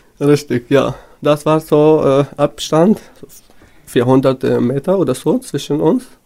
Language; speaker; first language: German; non-native, fluent; Kurdish